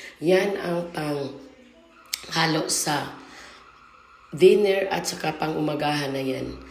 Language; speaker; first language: Filipino; non-native, local second language; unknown